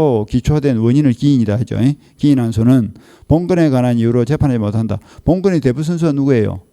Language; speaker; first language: Korean; native; Korean